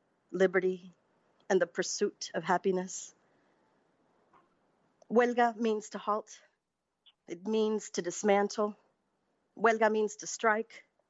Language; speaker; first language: English; early bilingual, other home language; Spanish